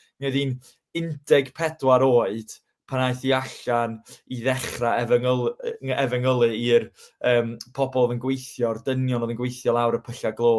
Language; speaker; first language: Welsh; native; Welsh